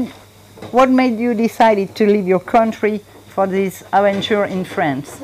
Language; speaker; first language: English; non-native, learner; French